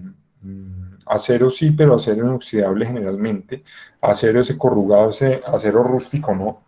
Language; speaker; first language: Spanish; native; Spanish